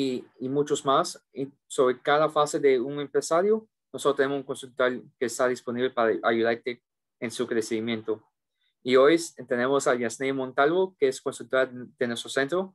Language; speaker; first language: Spanish; early bilingual, heritage; English